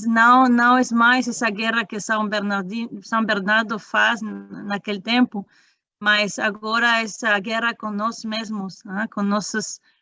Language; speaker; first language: Portuguese; non-native, fluent; Spanish